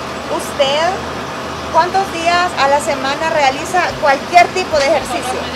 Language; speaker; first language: Spanish; native; Spanish